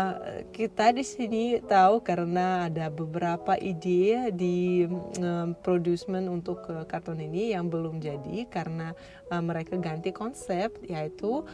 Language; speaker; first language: Indonesian; non-native, fluent; Russian